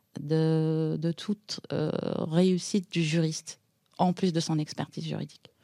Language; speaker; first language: French; non-native, local second language; Arabic